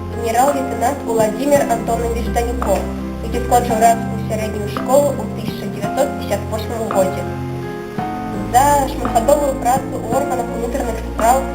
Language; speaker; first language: Belarusian; native; Belarusian